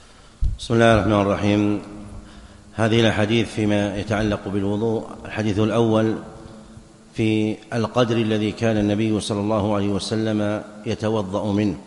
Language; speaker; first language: Arabic; native; Arabic